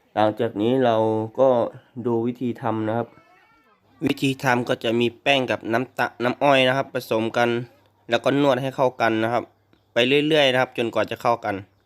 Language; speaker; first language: Thai; non-native, local second language; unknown